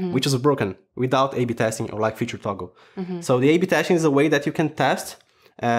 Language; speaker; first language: English; non-native, fluent; Portuguese